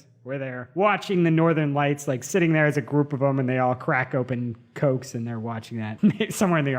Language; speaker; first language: English; native; English